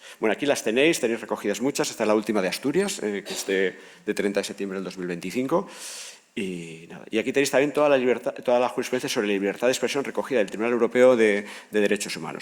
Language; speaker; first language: Spanish; native; Spanish